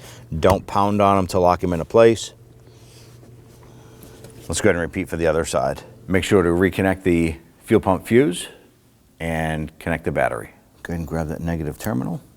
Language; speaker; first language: English; native; English